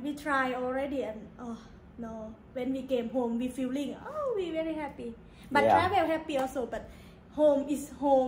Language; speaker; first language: English; non-native, learner; Thai